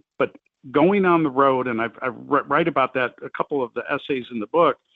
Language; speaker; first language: English; native; English